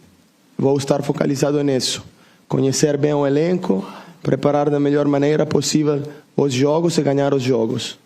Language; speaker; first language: Portuguese; non-native, learner; Italian